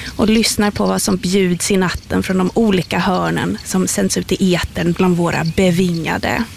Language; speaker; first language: Swedish; native; Swedish